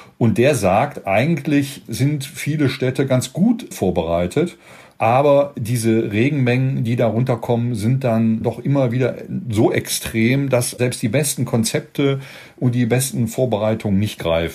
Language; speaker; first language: German; native; German